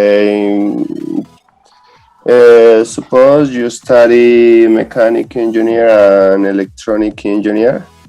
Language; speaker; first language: English; non-native, learner; Spanish